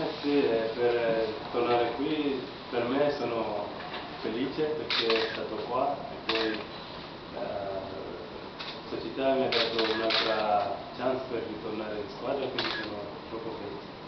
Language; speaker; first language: Italian; non-native, learner; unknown